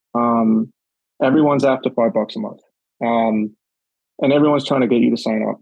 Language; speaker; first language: English; native; English